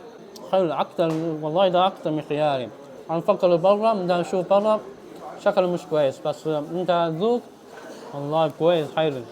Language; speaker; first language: Arabic; non-native, fluent; Chinese